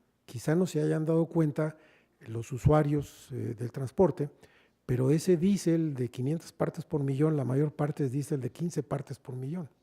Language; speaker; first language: Spanish; native; Spanish